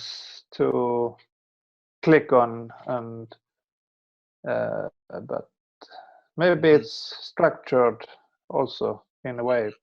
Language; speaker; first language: English; non-native, fluent; Swedish